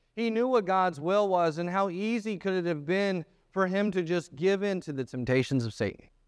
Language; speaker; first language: English; native; English